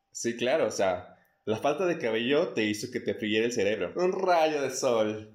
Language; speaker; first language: Spanish; native; Spanish